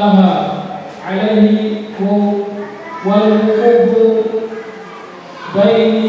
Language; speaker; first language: Arabic; non-native, fluent; Indonesian